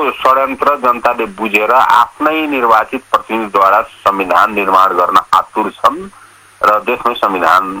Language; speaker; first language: Nepali; non-native, local second language; Awadhi